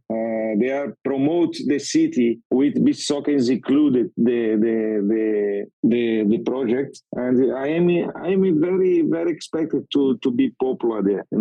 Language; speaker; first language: English; non-native, learner; Portuguese